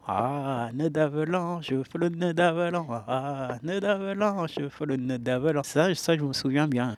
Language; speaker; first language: French; early bilingual, other home language; Amharic